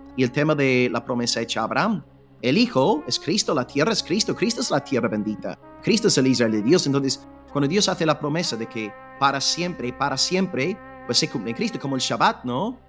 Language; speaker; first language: Spanish; non-native, fluent; English